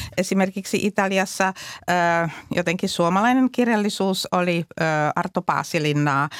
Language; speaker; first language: Finnish; non-native, fluent; Czech